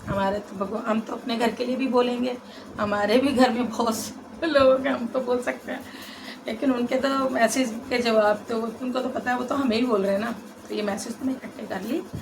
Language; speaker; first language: Hindi; native; Hindi